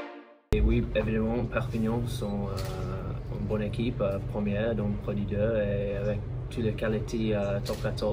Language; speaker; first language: French; non-native, learner; English